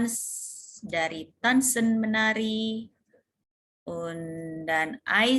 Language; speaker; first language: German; non-native, fluent; Indonesian